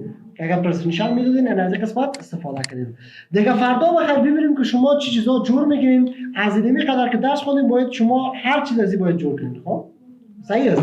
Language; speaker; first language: Persian; native; Persian